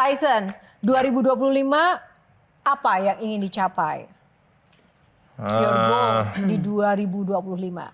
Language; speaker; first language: Indonesian; native; Indonesian